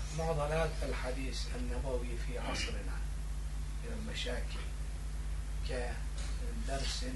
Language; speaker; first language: Arabic; non-native, fluent; Turkish